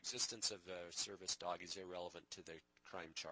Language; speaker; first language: English; native; English